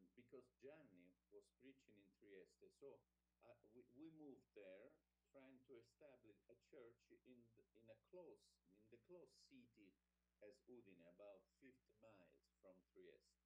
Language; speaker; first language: English; non-native, fluent; Italian